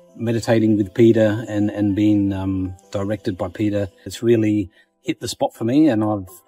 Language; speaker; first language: English; native; English